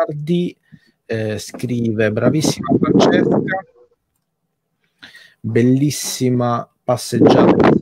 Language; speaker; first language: Italian; native; Italian